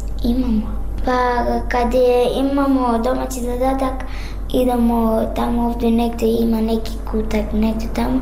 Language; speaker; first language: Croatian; non-native, learner; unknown